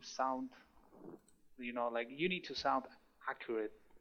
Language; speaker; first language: English; non-native, fluent; Spanish